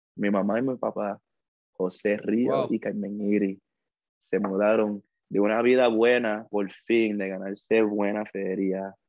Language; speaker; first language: Spanish; early bilingual, heritage; Spanish